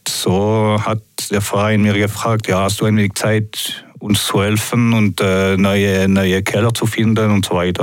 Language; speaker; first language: German; non-native, local second language; French